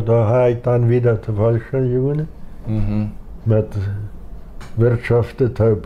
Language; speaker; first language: German; non-native, local second language; Plautdietsch